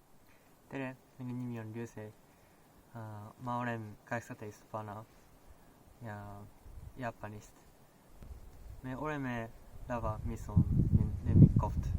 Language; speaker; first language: Estonian; non-native, learner; Japanese